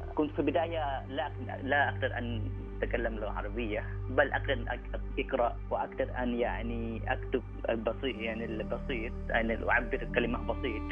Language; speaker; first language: Arabic; non-native, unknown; Thai